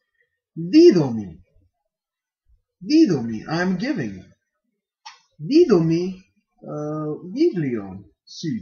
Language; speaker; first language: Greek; non-native, fluent; English